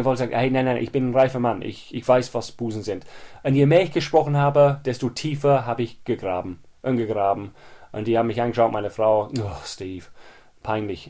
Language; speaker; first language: German; non-native, fluent; English